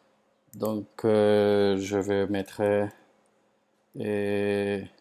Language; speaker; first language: French; non-native, fluent; Spanish